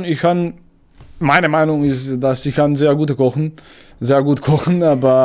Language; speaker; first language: German; non-native, learner; Croatian